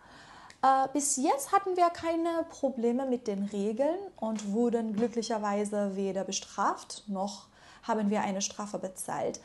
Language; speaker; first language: German; non-native, fluent; Persian